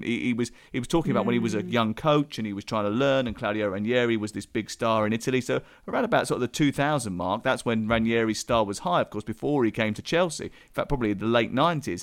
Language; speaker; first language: English; native; English